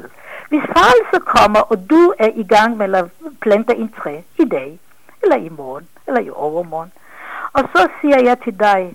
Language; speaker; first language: Danish; non-native, fluent; Hebrew